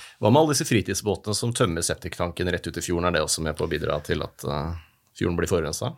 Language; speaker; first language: Norwegian; native; Norwegian